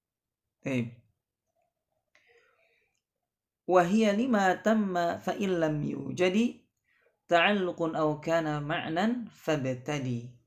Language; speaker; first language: Arabic; non-native, fluent; Indonesian